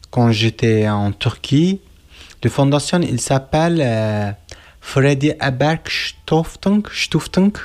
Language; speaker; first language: French; non-native, learner; Kurdish